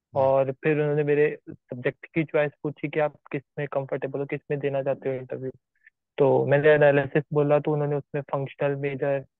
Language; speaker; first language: Hindi; native; Hindi